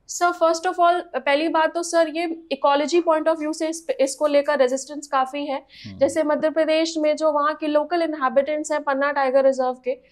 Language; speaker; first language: Hindi; native; Hindi